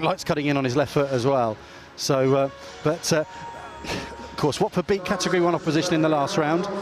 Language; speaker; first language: English; native; English